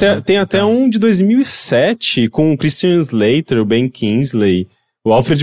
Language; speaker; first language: Portuguese; native; Portuguese